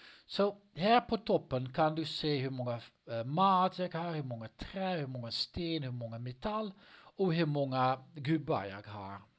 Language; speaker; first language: Swedish; non-native, learner; Dutch